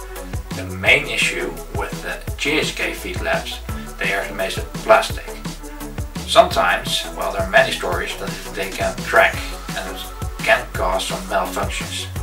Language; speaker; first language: English; non-native, fluent; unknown